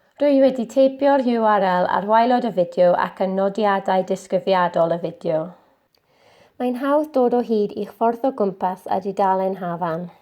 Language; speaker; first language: Welsh; non-native, local second language; English